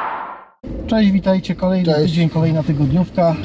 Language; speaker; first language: Polish; native; Polish